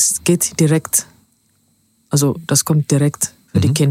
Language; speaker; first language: German; non-native, fluent; Amharic